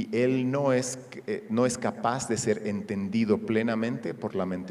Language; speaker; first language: Spanish; native; Spanish